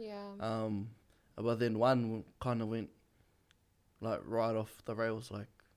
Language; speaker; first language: English; native; English